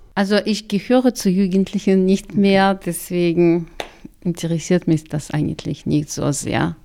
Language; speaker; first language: German; non-native, fluent; Russian